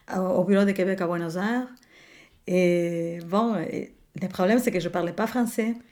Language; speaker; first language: French; non-native, fluent; Spanish